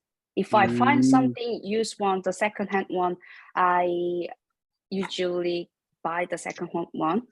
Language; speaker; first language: English; non-native, learner; Korean